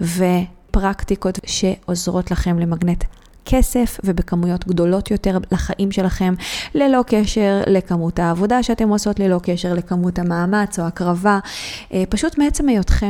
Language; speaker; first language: Hebrew; native; Hebrew